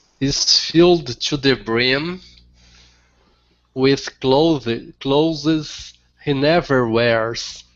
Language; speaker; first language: English; non-native, learner; Portuguese